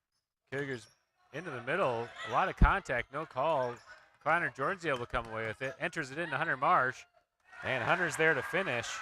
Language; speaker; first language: English; native; English